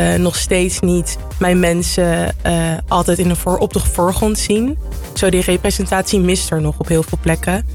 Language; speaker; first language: Dutch; early bilingual, other home language; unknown